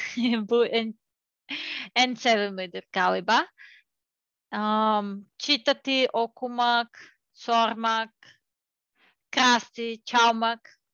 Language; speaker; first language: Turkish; non-native, learner; Serbian